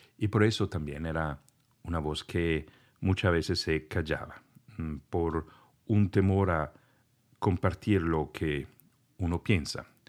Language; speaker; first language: Spanish; non-native, fluent; Italian